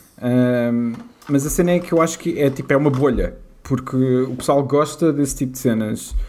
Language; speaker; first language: Portuguese; native; Portuguese